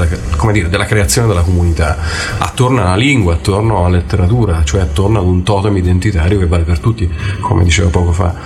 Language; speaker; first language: Italian; native; Italian